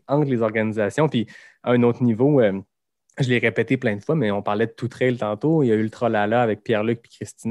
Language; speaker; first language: French; native; French